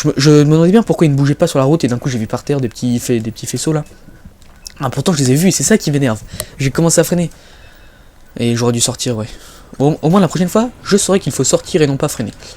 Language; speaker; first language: French; native; French